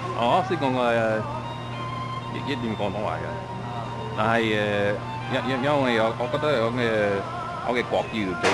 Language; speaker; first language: Cantonese; non-native, learner; English